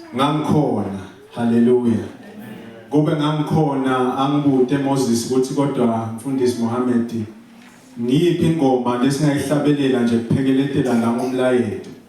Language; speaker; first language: Zulu; non-native, local second language; Swati